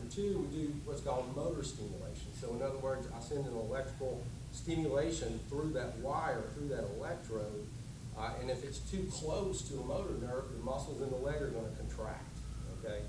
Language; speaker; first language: English; native; English